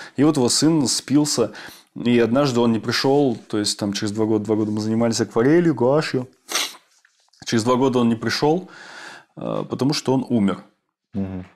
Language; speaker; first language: Russian; native; Russian